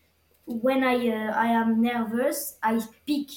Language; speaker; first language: English; non-native, learner; French